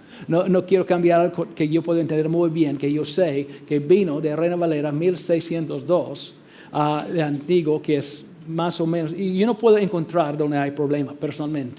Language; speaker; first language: Spanish; non-native, fluent; English